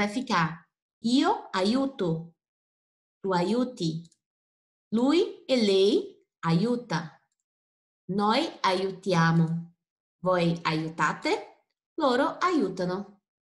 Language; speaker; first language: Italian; non-native, fluent; Portuguese